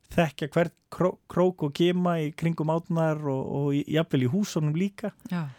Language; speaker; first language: Icelandic; native; Icelandic